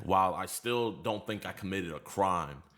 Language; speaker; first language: English; native; English